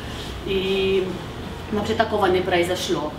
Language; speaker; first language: Russian; non-native, fluent; Slovenian